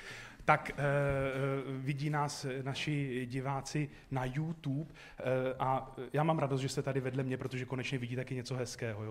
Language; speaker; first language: Czech; native; Czech